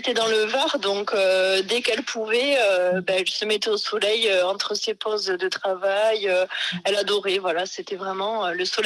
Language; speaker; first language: French; native; French